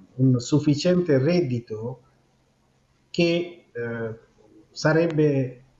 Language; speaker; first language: Italian; non-native, fluent; Bangla